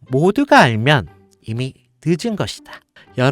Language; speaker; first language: Korean; native; Korean